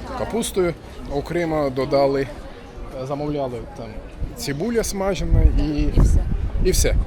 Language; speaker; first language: Ukrainian; non-native, fluent; Turkish